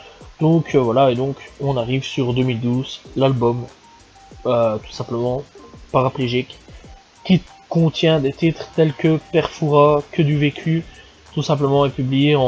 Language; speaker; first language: French; native; French